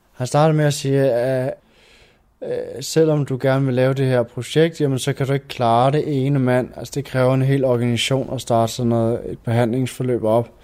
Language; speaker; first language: Danish; native; Danish